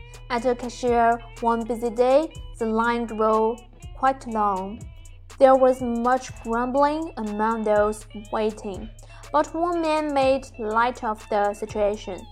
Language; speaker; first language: English; non-native, fluent; Chinese